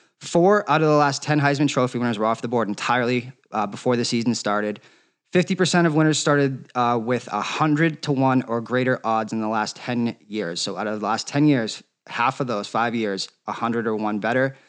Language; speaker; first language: English; native; English